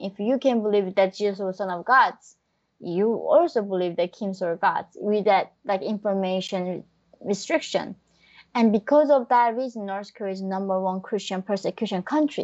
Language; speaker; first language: English; non-native, fluent; Korean